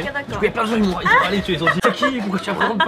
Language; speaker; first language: French; native; French